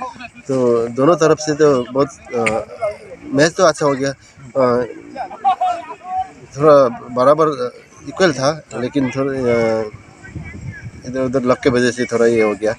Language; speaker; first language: Hindi; non-native, fluent; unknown